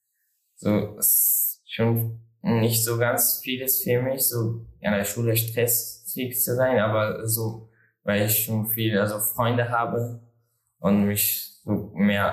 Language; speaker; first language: German; non-native, learner; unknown